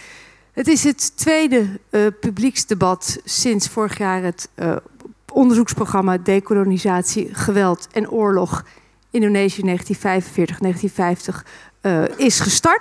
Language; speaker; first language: Dutch; native; Dutch